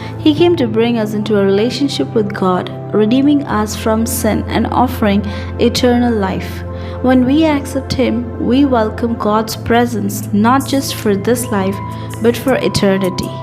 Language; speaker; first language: English; non-native, local second language; Telugu